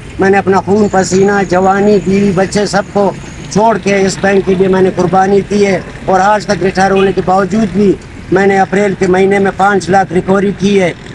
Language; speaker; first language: Urdu; non-native, local second language; Baluchi